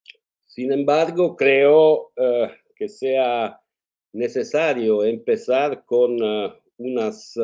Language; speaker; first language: Spanish; non-native, fluent; Italian